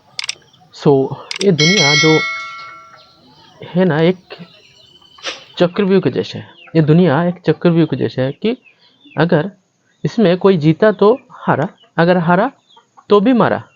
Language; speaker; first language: Hindi; non-native, local second language; Bangla